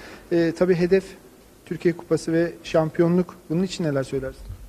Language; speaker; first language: Turkish; native; Turkish